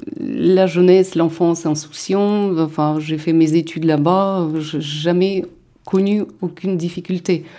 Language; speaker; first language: French; non-native, fluent; Russian